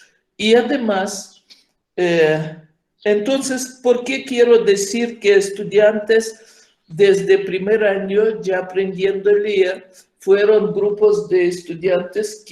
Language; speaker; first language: Spanish; non-native, fluent; Ukrainian